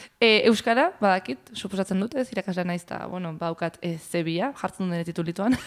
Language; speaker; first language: Basque; early bilingual, heritage; Basque